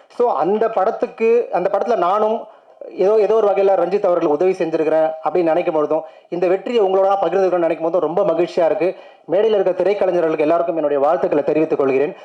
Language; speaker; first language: Tamil; native; Tamil